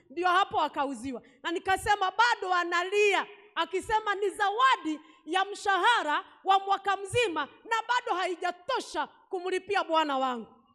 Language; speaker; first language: Swahili; non-native, local second language; Kikuyu